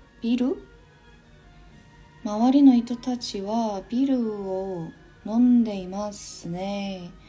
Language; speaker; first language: Japanese; non-native, learner; Korean